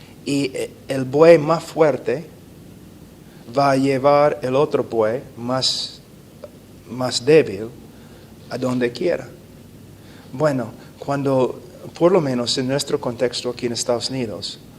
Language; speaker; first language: Spanish; non-native, fluent; English